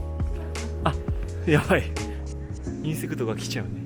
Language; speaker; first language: Japanese; native; Japanese